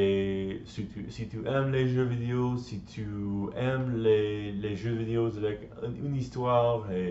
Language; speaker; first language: French; non-native, learner; English